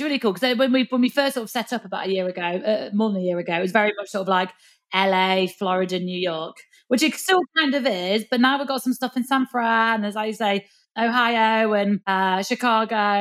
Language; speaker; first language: English; native; English